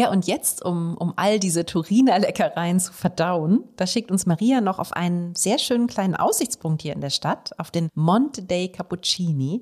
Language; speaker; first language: German; native; German